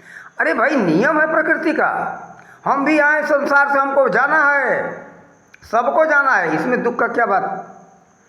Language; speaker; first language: Hindi; native; Hindi